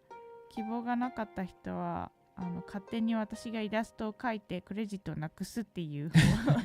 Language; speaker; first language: Japanese; native; Japanese